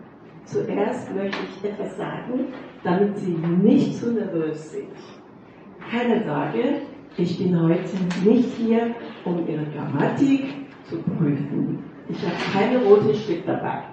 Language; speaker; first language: German; non-native, fluent; Chinese